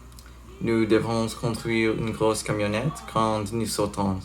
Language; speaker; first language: French; non-native, learner; English